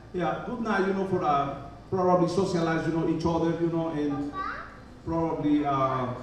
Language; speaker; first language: English; non-native, learner; Spanish